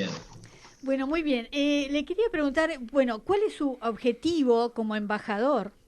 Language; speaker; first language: Spanish; native; Spanish